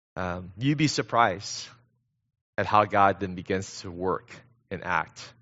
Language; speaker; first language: English; early bilingual, other home language; Korean